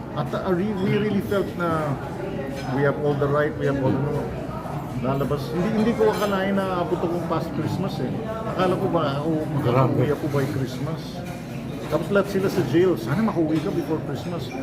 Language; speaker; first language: Filipino; native; Filipino